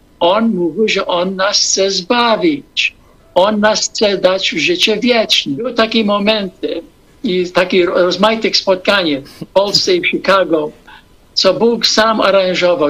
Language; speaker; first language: Polish; early bilingual, heritage; English